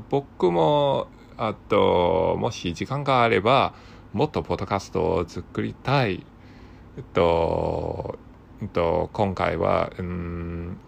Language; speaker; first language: Japanese; non-native, learner; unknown